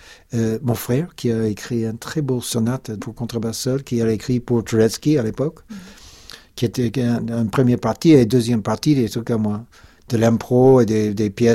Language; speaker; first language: French; non-native, fluent; English